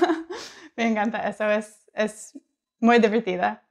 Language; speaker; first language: Spanish; non-native, learner; English